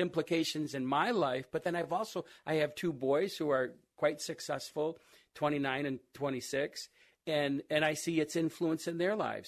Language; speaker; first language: English; native; English